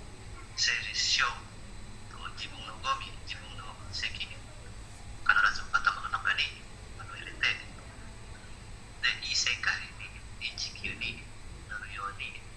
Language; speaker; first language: Japanese; non-native, learner; Indonesian